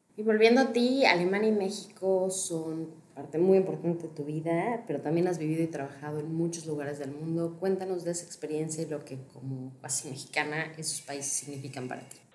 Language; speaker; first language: Spanish; native; Spanish